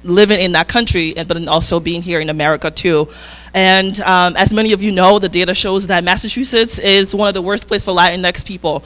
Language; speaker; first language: English; early bilingual, other home language; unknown